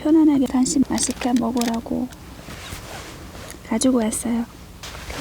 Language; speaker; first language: Korean; non-native, learner; Hungarian